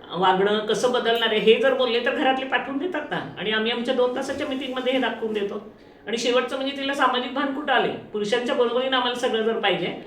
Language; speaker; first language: Marathi; native; Marathi